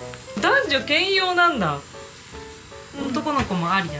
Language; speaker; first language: Japanese; native; Japanese